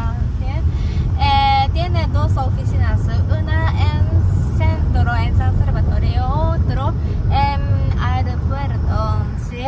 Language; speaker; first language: Spanish; non-native, learner; Japanese